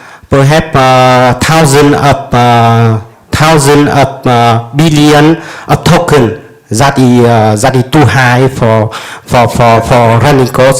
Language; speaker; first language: English; non-native, learner; Vietnamese